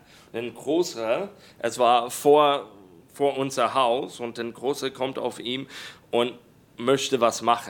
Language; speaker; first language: German; non-native, learner; English